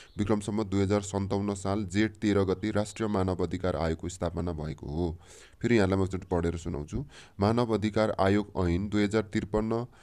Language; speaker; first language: Nepali; native; Nepali